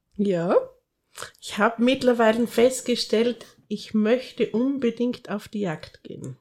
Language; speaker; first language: German; native; German